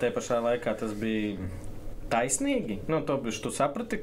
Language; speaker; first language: Latvian; native; Latvian